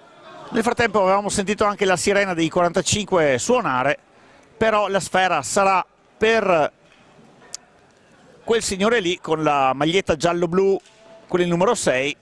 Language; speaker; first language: Italian; native; Italian